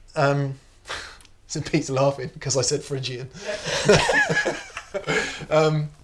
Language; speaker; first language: English; native; English